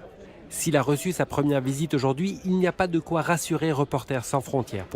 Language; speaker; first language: French; native; French